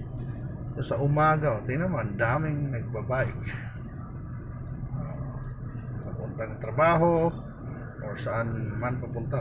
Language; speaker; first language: Filipino; non-native, local second language; Cebuano